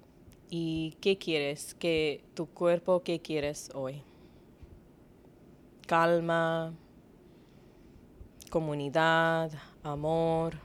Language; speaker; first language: Spanish; non-native, learner; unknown